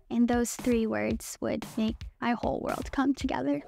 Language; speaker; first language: English; native; English